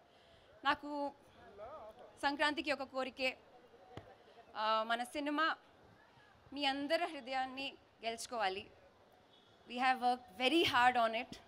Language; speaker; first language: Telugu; non-native, learner; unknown